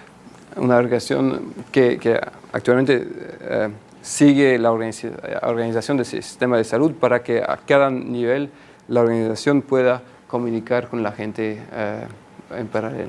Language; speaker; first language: Spanish; non-native, fluent; French